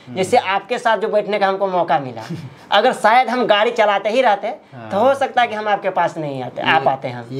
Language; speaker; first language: Hindi; native; Hindi